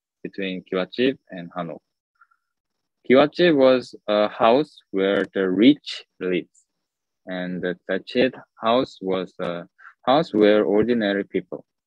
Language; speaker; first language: English; non-native, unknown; Korean